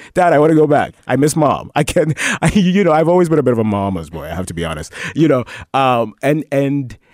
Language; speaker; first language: English; early bilingual, other home language; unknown